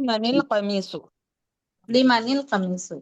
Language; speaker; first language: Arabic; non-native, learner; Urdu